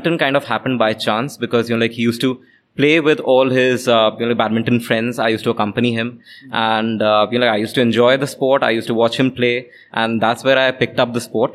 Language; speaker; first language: English; non-native, local second language; Hindi